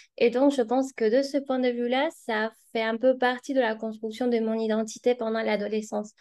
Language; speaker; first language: French; non-native, fluent; Spanish